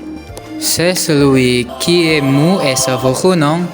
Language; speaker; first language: French; non-native, learner; Indonesian